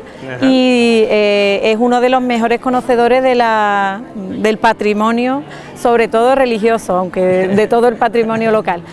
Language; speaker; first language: Spanish; native; Spanish